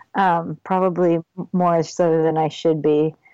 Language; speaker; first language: English; native; English